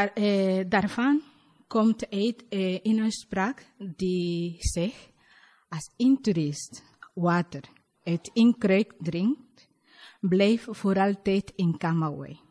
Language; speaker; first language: Dutch; non-native, fluent; Spanish